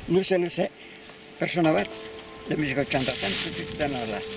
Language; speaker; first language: Basque; native; Basque